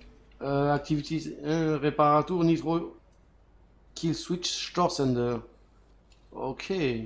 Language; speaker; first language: German; non-native, fluent; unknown